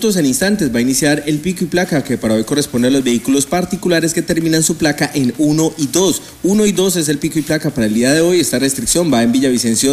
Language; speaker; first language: Spanish; native; Spanish